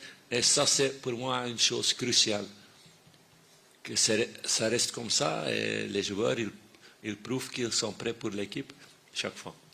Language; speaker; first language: French; non-native, fluent; Dutch